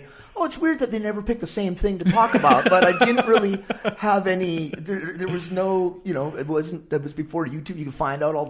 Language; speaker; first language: English; native; English